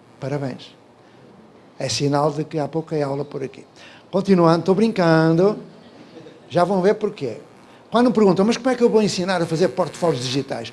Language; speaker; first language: Portuguese; native; Portuguese